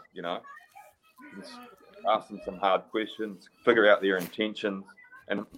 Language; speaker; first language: English; native; English